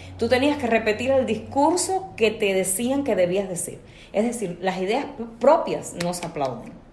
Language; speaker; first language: Spanish; native; Spanish